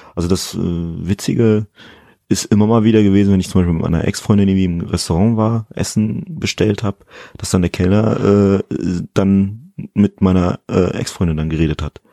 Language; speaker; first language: German; early bilingual, other home language; Fula